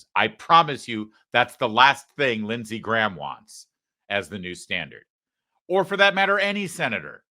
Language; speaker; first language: English; native; English